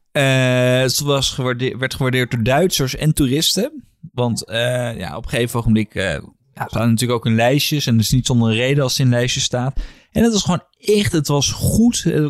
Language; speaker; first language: Dutch; native; Dutch